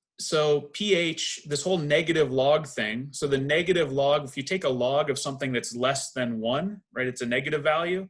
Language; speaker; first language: English; native; English